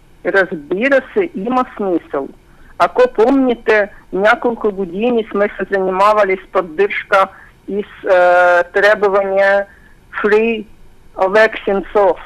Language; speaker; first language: Bulgarian; non-native, fluent; Ukrainian